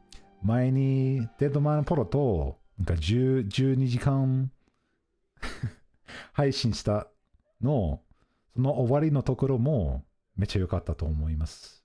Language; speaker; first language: Japanese; non-native, fluent; English